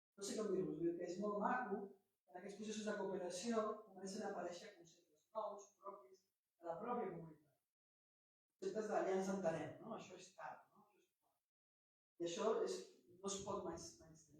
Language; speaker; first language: Catalan; native; Catalan